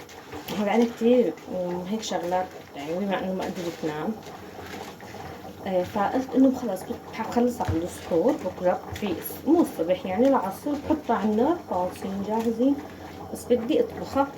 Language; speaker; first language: Arabic; native; Arabic